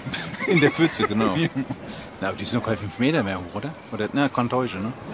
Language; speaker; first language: German; native; German